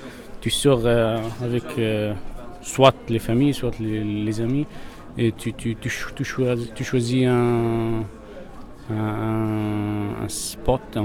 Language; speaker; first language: French; non-native, learner; Arabic